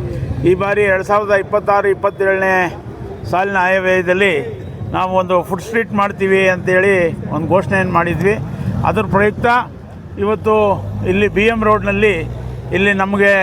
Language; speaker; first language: Kannada; native; Kannada